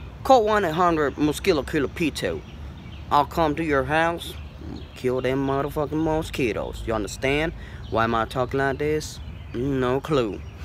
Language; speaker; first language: English; native; English